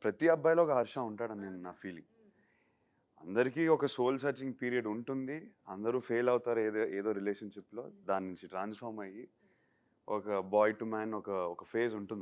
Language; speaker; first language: Telugu; native; Telugu